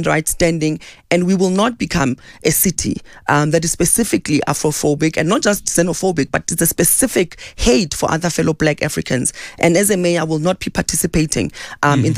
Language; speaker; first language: English; non-native, local second language; Southern Sotho